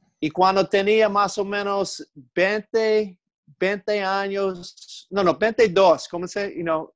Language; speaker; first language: Spanish; non-native, learner; English